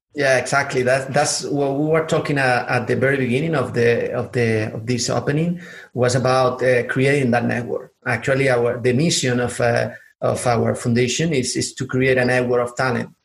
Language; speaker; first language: English; non-native, fluent; Spanish